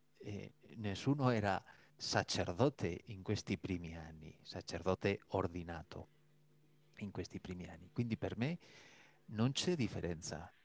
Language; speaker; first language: Italian; non-native, fluent; Spanish